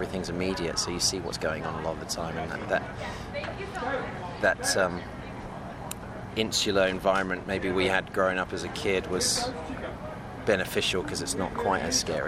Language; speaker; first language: English; native; English